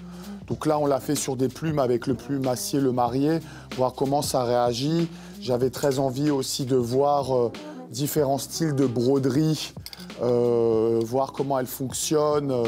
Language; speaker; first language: French; native; French